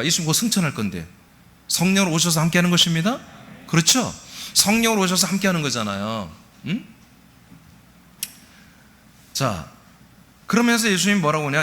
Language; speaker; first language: Korean; native; Korean